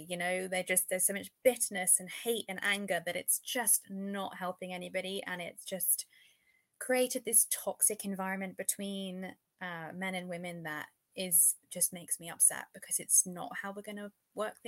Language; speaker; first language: English; native; English